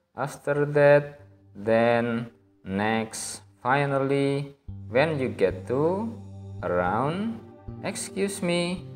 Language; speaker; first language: English; non-native, fluent; Indonesian